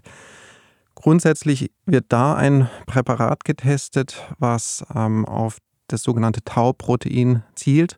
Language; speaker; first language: German; native; German